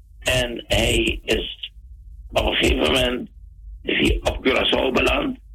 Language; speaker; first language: Dutch; native; Dutch